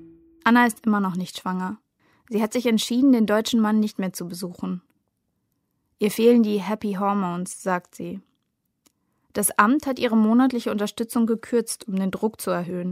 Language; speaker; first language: German; native; German